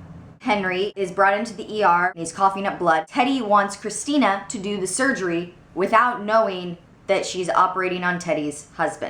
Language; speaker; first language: English; native; English